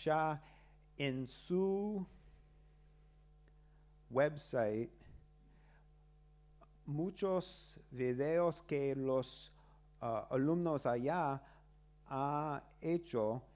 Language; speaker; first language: Spanish; non-native, learner; English